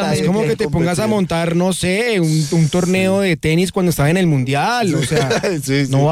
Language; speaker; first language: Spanish; native; Spanish